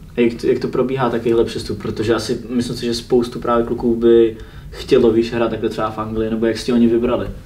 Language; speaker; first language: Czech; native; Czech